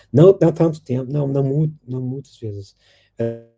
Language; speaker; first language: Portuguese; non-native, fluent; English